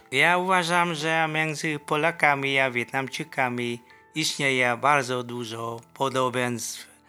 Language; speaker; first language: Polish; non-native, fluent; Vietnamese